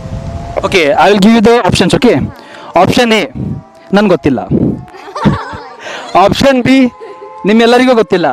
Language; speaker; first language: Kannada; non-native, local second language; Urdu